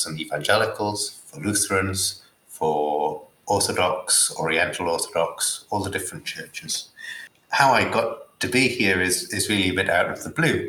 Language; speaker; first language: English; native; English